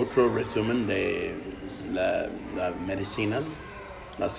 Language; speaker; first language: Spanish; non-native, fluent; English